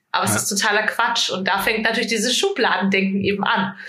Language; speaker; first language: German; native; German